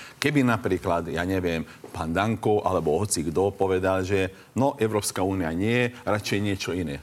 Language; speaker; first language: Slovak; non-native, local second language; Hungarian